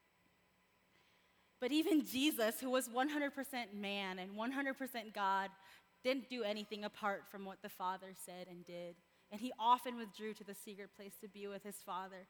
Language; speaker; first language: English; non-native, local second language; Filipino